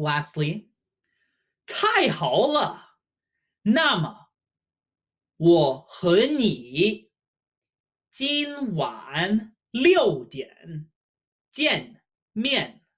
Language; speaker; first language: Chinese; non-native, fluent; English